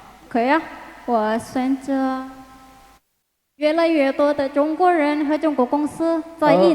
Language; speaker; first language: Chinese; non-native, learner; Indonesian